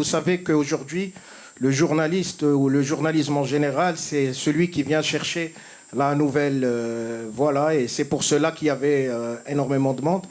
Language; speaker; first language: French; non-native, local second language; Arabic